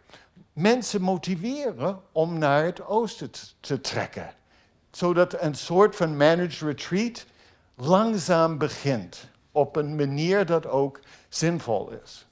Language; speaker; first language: Dutch; non-native, fluent; English